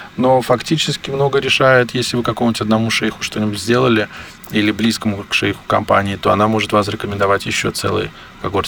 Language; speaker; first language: Russian; native; Russian